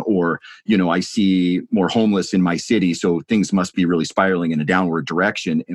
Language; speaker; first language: English; native; English